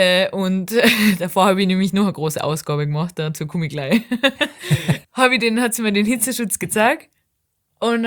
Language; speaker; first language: German; native; German